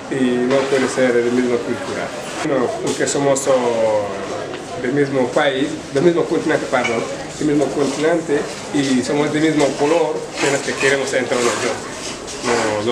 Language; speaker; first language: Spanish; non-native, learner; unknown